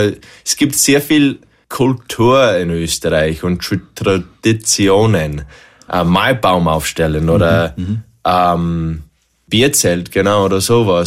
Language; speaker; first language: German; non-native, learner; English